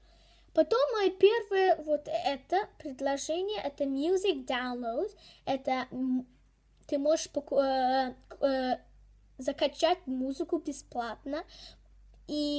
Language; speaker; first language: Russian; early bilingual, heritage; Russian